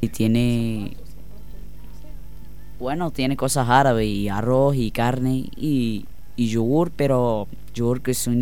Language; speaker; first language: Spanish; non-native, learner; Arabic